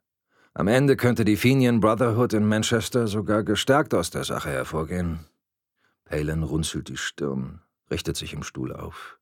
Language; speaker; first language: German; native; German